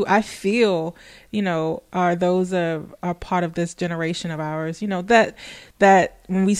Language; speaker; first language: English; native; English